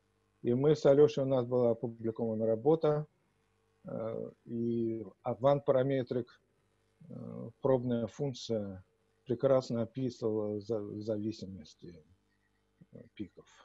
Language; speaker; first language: Russian; native; Russian